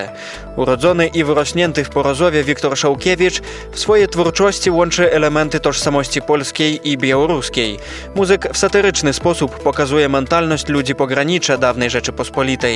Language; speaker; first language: Polish; native; Polish